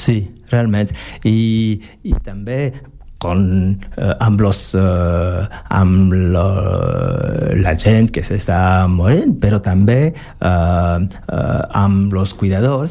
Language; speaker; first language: Catalan; non-native, learner; French